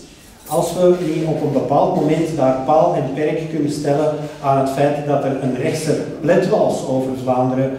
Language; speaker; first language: Dutch; native; Dutch